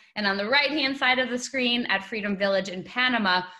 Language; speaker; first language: English; native; English